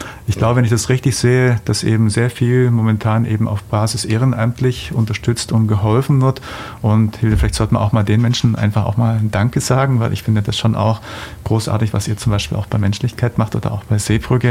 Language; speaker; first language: German; native; German